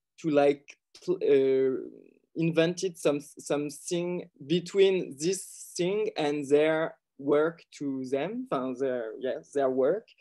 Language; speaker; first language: English; non-native, learner; French